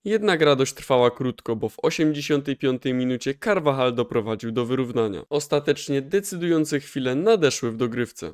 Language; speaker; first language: Polish; native; Polish